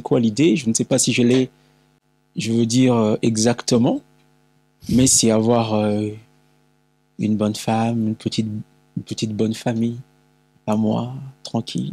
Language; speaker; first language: French; non-native, local second language; Lingala